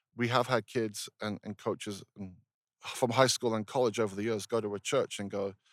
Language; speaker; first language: English; native; English